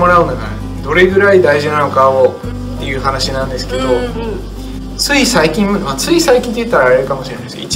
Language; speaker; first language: Japanese; non-native, fluent; Dutch